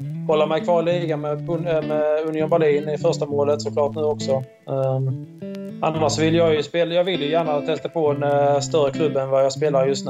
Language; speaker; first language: Swedish; native; Swedish